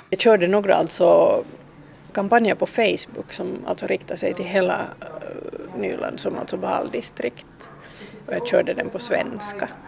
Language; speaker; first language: Swedish; native; Swedish